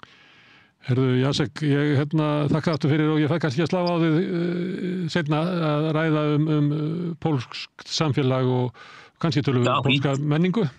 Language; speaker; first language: Icelandic; native; Icelandic